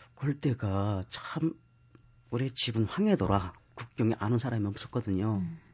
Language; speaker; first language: Korean; native; Korean